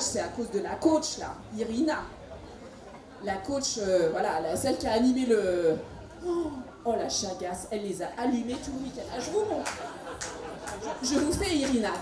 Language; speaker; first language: French; native; French